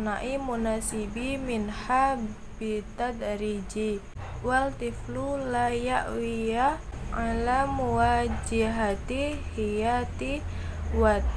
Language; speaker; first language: Arabic; non-native, learner; Indonesian